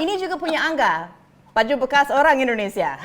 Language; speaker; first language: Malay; non-native, fluent; English